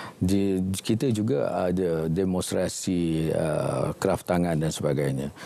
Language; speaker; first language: Malay; native; Malay